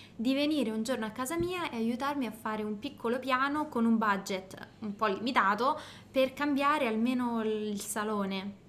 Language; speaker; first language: Italian; non-native, fluent; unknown